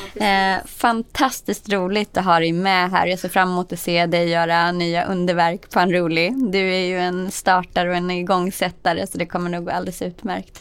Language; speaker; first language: Swedish; native; Swedish